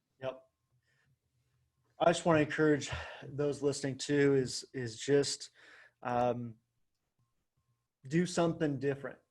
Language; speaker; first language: English; native; English